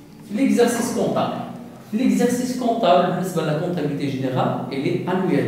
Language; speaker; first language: French; non-native, local second language; Arabic